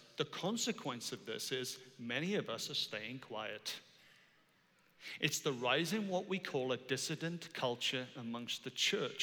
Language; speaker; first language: English; native; English